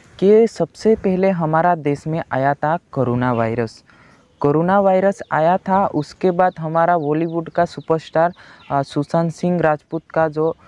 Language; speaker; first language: Hindi; non-native, local second language; Gujarati